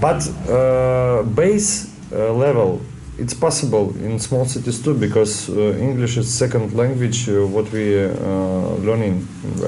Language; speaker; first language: English; non-native, learner; Russian